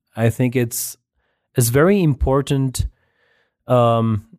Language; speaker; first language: English; non-native, fluent; French